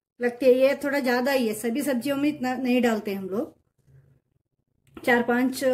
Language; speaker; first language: Hindi; non-native, local second language; Kannada